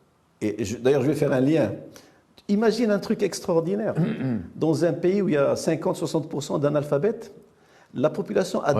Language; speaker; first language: French; non-native, local second language; Arabic